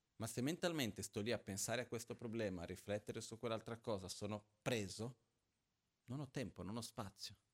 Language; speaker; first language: Italian; non-native, fluent; Portuguese